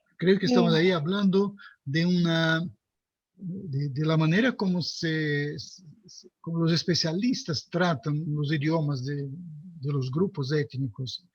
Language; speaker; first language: Spanish; non-native, fluent; Portuguese